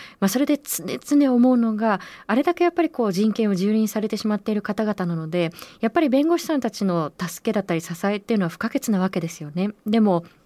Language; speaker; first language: Japanese; native; Japanese